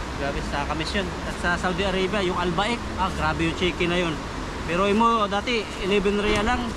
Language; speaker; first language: Filipino; native; Filipino